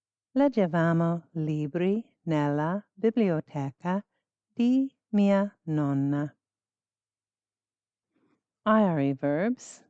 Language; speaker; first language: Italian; non-native, fluent; English